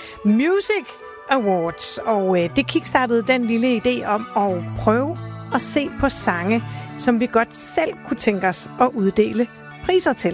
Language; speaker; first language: Danish; native; Danish